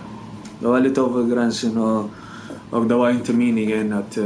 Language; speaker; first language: Swedish; non-native, learner; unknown